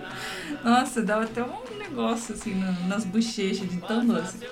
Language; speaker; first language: Portuguese; native; Portuguese